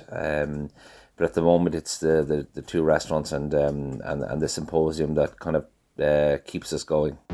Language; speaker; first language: English; native; English